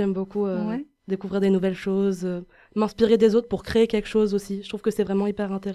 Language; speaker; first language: French; native; French